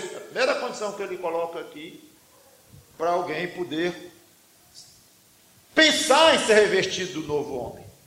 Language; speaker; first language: Portuguese; native; Portuguese